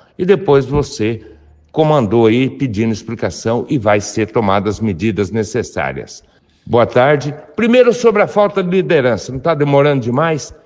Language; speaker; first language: Portuguese; native; Portuguese